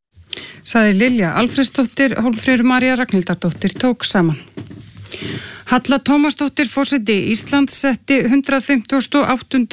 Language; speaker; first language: Icelandic; native; Icelandic